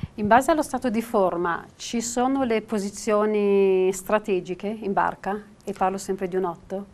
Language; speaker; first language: Italian; native; Italian